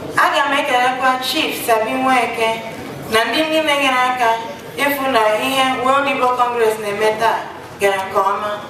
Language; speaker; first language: Igbo; early bilingual, heritage; Igbo